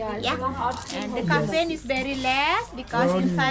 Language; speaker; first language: English; non-native, learner; Balinese